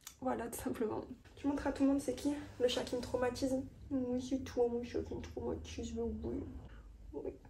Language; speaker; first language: French; native; French